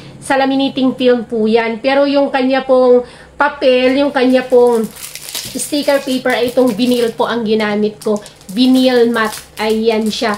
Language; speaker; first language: Filipino; non-native, local second language; Cebuano